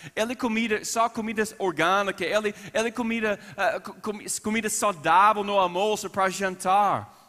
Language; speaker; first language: Portuguese; non-native, fluent; English